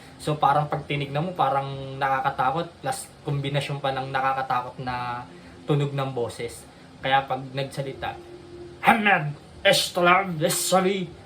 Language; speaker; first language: Filipino; native; Filipino